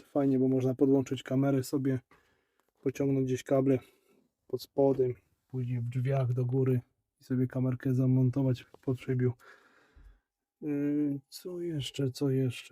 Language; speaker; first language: Polish; native; Polish